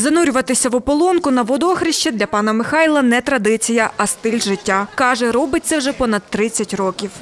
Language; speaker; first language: Ukrainian; native; Ukrainian